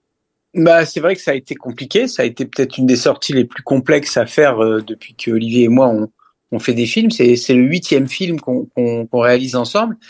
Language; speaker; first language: French; native; French